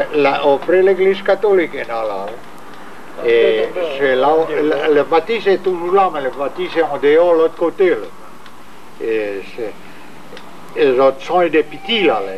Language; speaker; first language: French; native; French